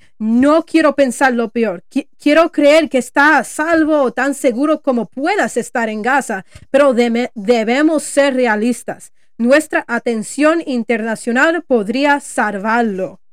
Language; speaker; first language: Spanish; non-native, learner; English